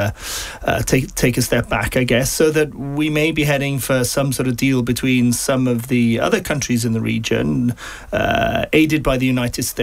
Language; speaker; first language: English; native; English